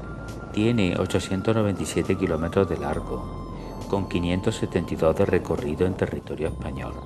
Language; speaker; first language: Spanish; native; Spanish